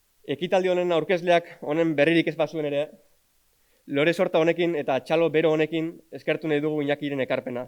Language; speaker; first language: Basque; native; Basque